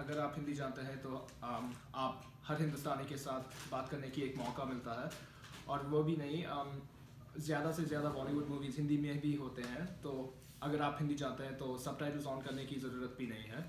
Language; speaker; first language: Hindi; non-native, learner; Malayalam